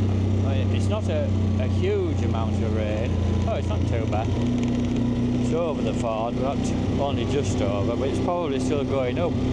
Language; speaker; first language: English; native; English